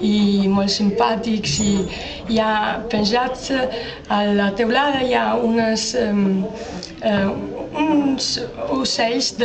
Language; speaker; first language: Catalan; non-native, learner; Italian